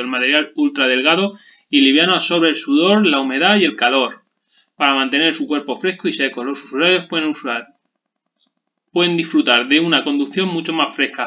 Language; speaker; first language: Spanish; native; Spanish